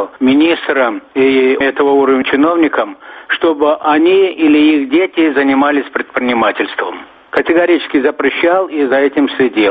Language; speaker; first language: Russian; non-native, local second language; Turkmen